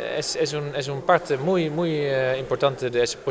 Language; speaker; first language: Spanish; non-native, learner; Dutch